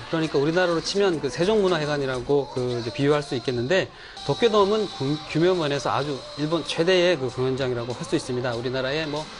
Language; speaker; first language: Korean; native; Korean